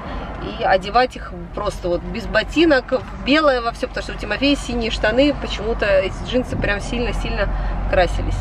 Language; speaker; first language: Russian; native; Russian